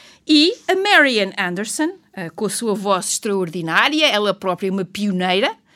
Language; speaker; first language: Portuguese; native; Portuguese